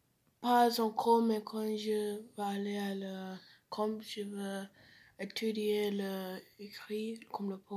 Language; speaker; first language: French; non-native, learner; English